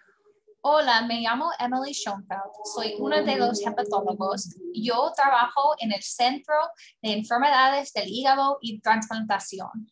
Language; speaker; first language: Spanish; non-native, learner; English